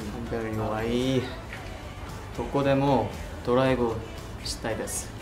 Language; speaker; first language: Japanese; non-native, learner; Korean